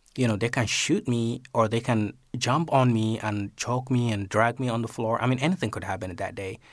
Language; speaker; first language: English; non-native, fluent; Somali